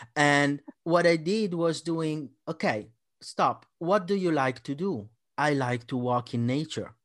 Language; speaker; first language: English; non-native, fluent; Italian